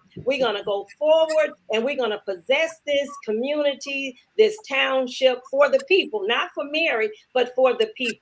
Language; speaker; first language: English; native; English